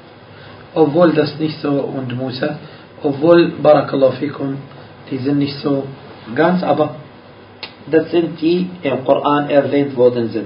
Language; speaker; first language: German; non-native, fluent; Arabic